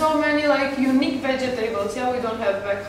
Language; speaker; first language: English; non-native, fluent; Romanian